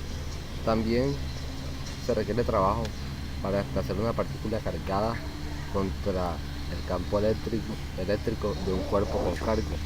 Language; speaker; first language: Spanish; native; Spanish